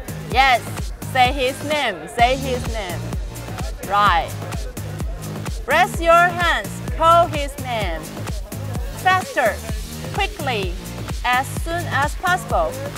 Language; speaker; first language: English; non-native, fluent; Chinese